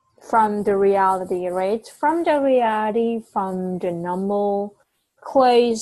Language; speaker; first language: English; non-native, fluent; Vietnamese